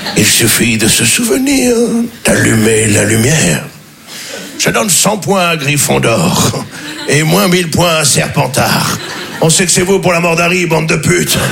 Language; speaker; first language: French; native; French